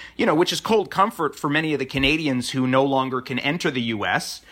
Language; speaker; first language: English; native; English